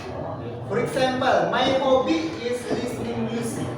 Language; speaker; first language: English; non-native, fluent; Indonesian